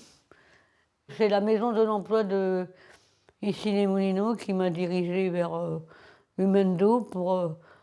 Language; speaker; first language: French; native; French